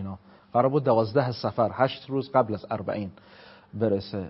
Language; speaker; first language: Persian; non-native, fluent; Arabic